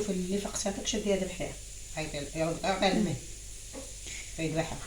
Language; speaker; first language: Arabic; native; Arabic